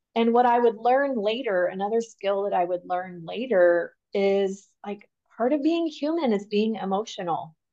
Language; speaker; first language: English; native; English